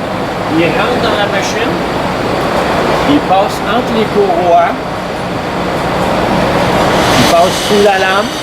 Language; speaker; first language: French; native; French